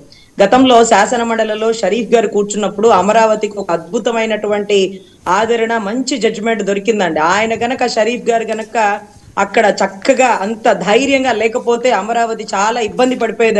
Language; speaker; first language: Telugu; native; Telugu